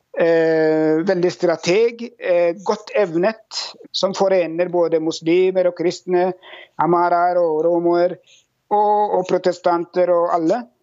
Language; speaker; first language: Norwegian; non-native, fluent; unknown